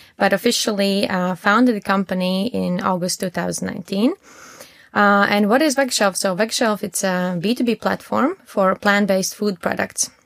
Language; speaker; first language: English; non-native, fluent; Latvian